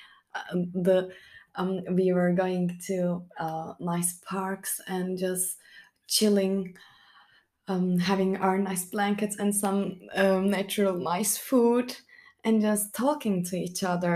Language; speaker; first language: English; non-native, fluent; Turkish